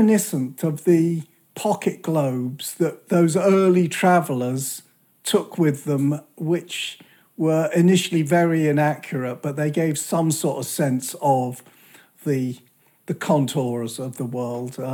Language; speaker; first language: English; native; English